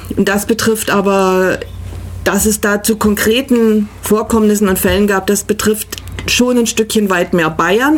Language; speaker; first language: German; native; German